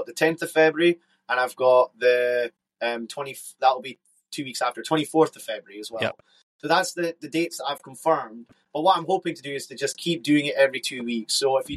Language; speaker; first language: English; native; English